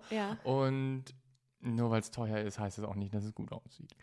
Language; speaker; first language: German; native; German